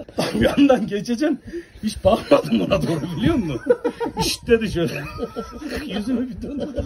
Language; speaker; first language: Turkish; native; Turkish